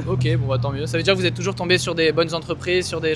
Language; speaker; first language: French; native; French